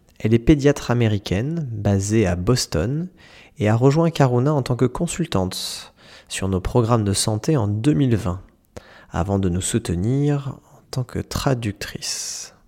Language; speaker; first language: French; native; French